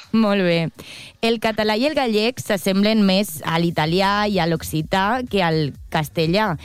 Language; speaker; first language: Catalan; native; Catalan